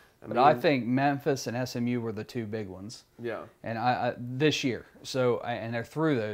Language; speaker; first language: English; native; English